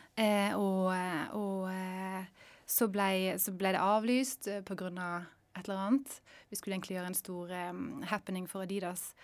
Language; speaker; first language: Norwegian; native; Norwegian